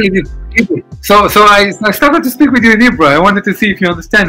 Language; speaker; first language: English; non-native, fluent; Hebrew